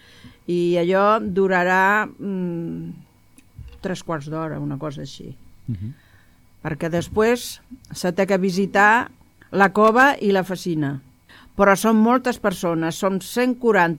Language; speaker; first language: Catalan; non-native, local second language; Spanish